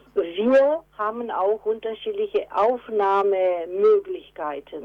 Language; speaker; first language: German; non-native, fluent; Romanian